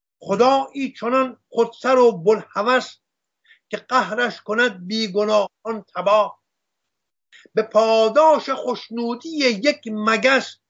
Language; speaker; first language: Persian; non-native, local second language; Armenian